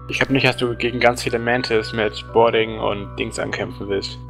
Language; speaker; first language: German; native; German